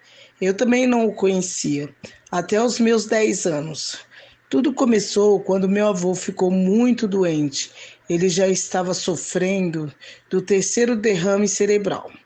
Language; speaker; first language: Portuguese; native; Portuguese